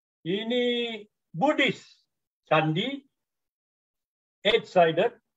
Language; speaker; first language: English; non-native, local second language; Tamil